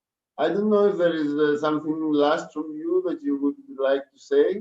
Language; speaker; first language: English; non-native, fluent; Greek